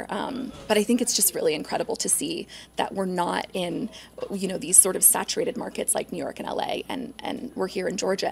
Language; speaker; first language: English; native; English